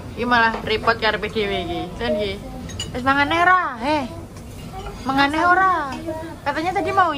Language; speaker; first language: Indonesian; non-native, local second language; Javanese